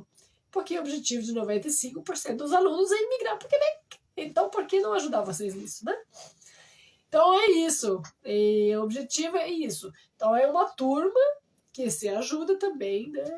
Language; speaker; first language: Portuguese; non-native, fluent; French